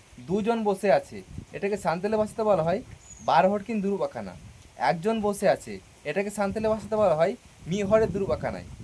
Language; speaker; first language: Bangla; non-native, local second language; Santali